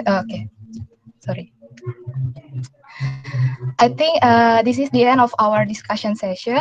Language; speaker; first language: English; non-native, local second language; Indonesian